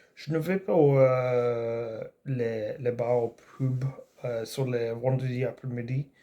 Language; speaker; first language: French; non-native, learner; English